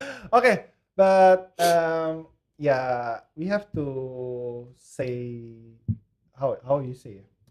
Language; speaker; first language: English; non-native, learner; Indonesian